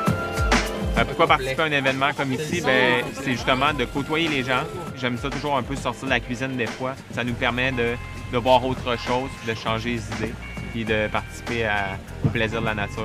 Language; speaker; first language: French; native; French